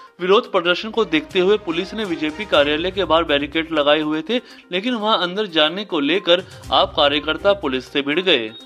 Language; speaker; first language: Hindi; native; Hindi